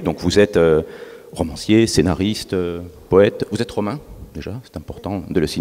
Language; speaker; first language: French; native; French